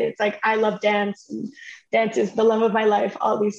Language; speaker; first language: English; native; English